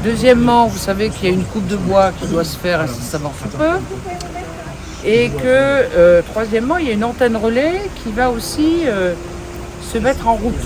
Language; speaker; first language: French; native; French